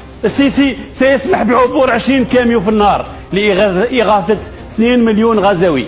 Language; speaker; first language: Arabic; native; Arabic